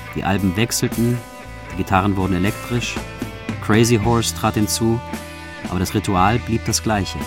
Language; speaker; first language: German; native; German